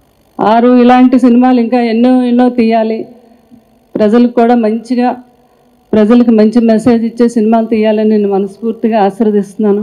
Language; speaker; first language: Telugu; native; Telugu